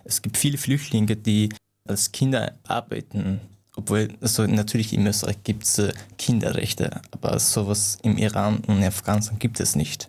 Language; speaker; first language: German; non-native, fluent; Persian